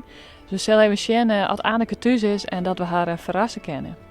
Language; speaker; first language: Dutch; non-native, local second language; Western Frisian